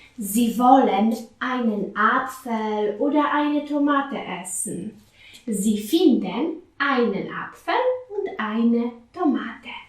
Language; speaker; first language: German; non-native, fluent; Polish